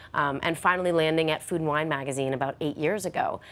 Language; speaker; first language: English; native; English